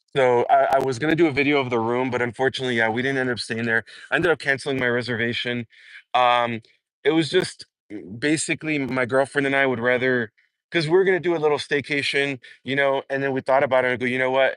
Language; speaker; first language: English; native; English